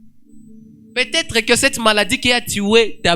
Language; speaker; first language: French; non-native, local second language; Swahili